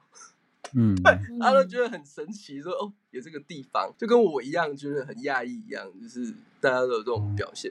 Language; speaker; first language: Chinese; native; Chinese